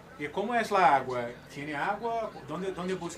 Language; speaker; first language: Spanish; non-native, fluent; Portuguese